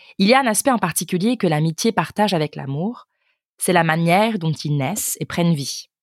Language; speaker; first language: French; native; French